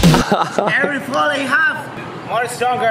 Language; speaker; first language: English; non-native, learner; Spanish